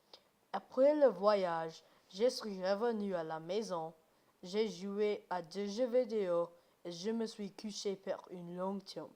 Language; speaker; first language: French; non-native, learner; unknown